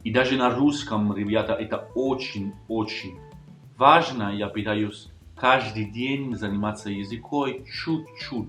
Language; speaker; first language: Russian; non-native, learner; Italian